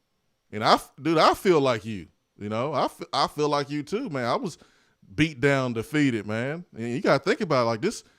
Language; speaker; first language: English; native; English